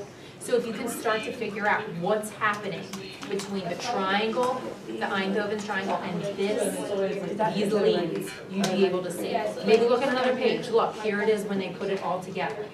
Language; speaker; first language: English; native; English